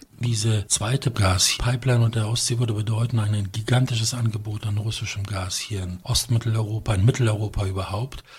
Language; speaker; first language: German; non-native, fluent; Polish